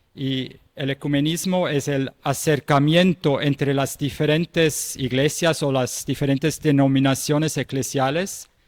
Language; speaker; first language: Spanish; non-native, fluent; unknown